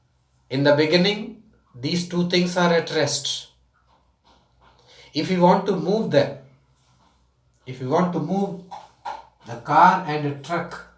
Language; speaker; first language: English; non-native, local second language; Tamil